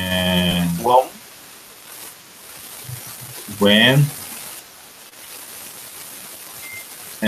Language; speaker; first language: English; non-native, fluent; Spanish